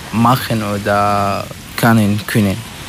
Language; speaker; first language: German; non-native, learner; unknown